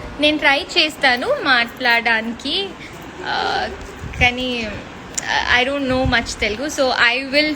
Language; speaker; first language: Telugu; non-native, learner; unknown